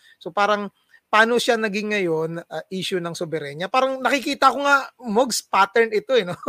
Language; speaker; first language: Filipino; non-native, local second language; Cebuano